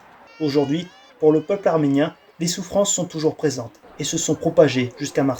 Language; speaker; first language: French; native; French